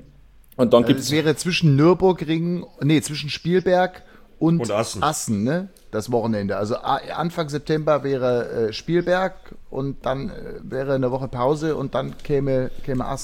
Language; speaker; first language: German; native; German